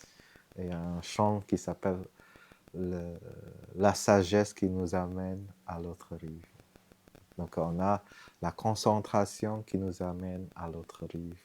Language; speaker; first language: French; non-native, fluent; Vietnamese